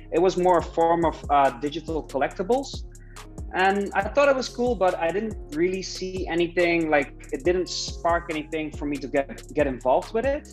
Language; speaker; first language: English; non-native, fluent; Dutch